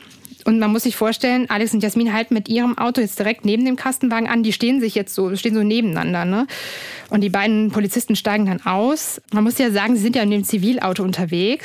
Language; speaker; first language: German; native; German